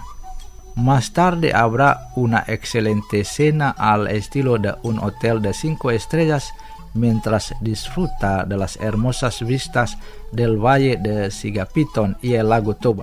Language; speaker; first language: Spanish; non-native, fluent; Indonesian